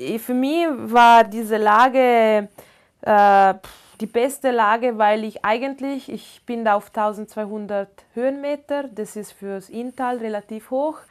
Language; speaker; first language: German; non-native, local second language; Ladin